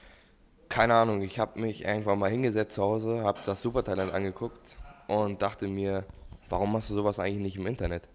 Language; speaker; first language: German; native; German